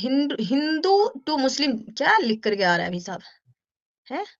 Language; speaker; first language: Hindi; native; Hindi